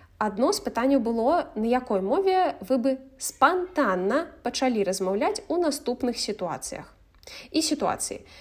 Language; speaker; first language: Belarusian; non-native, local second language; Russian